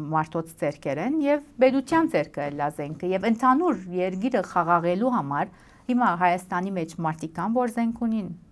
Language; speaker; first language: Armenian; native; Armenian